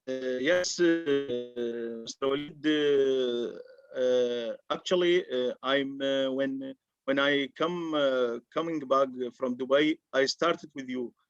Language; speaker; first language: English; non-native, learner; Arabic